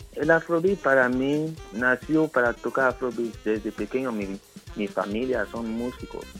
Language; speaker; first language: Spanish; non-native, learner; Yoruba